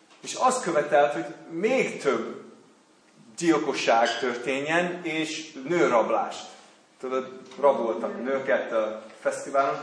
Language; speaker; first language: Hungarian; non-native, learner; English